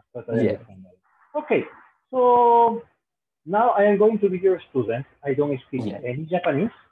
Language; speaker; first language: English; non-native, fluent; Spanish